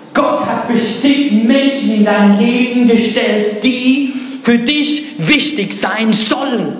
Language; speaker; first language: German; non-native, fluent; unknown